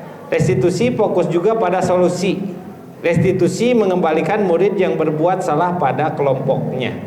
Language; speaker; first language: Indonesian; native; Indonesian